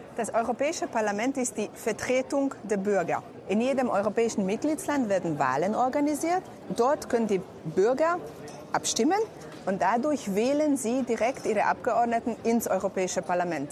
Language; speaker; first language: German; non-native, fluent; Hungarian